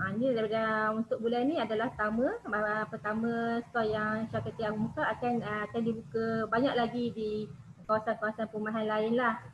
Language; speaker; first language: Malay; native; Malay